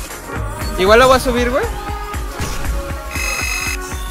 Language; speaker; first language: Spanish; native; Spanish